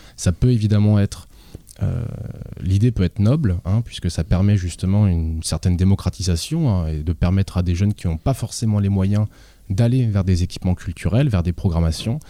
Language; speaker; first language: French; native; French